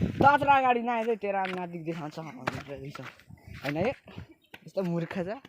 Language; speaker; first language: Nepali; non-native, local second language; Limbu